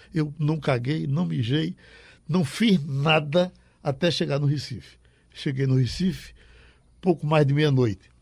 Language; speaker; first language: Portuguese; native; Portuguese